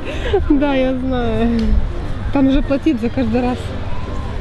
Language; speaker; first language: Russian; native; Russian